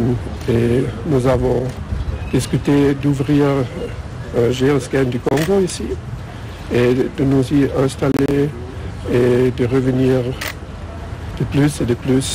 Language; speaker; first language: French; non-native, learner; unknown